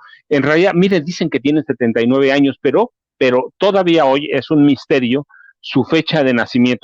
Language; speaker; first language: Spanish; native; Spanish